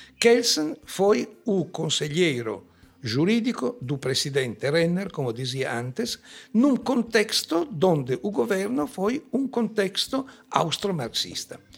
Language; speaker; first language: Portuguese; non-native, fluent; Italian